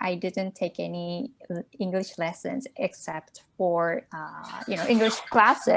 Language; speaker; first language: English; non-native, fluent; Japanese